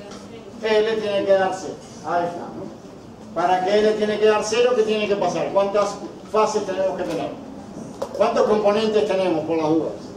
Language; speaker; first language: Spanish; native; Spanish